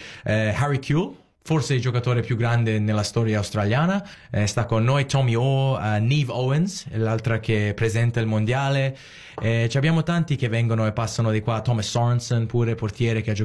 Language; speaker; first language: Italian; early bilingual, heritage; Italian